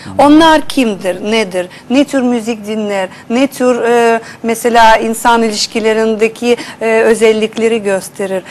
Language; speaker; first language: Turkish; non-native, fluent; Russian